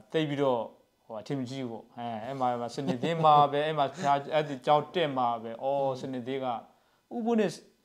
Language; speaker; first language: Burmese; non-native, local second language; S'gaw Karen